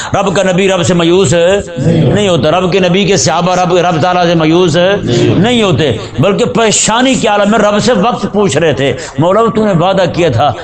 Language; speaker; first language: Urdu; native; Urdu